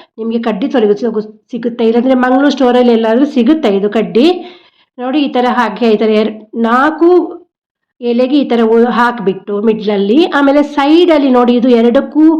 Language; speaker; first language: Kannada; non-native, local second language; Konkani